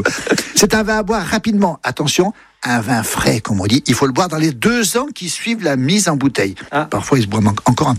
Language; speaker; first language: French; native; French